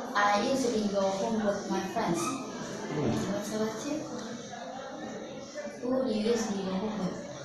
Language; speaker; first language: English; non-native, learner; Vietnamese